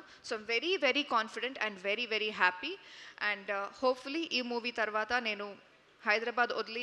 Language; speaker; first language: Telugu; non-native, fluent; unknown